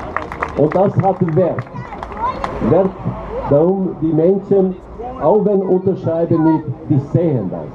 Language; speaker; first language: German; non-native, learner; Albanian